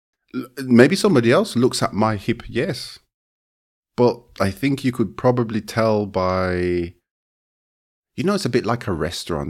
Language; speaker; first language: English; non-native, fluent; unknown